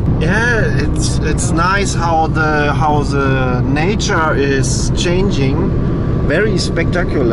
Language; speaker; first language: English; non-native, learner; German